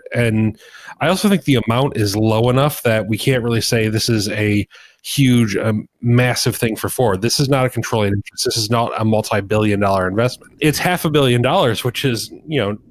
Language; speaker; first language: English; native; English